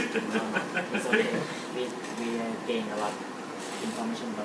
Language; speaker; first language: English; non-native, learner; Thai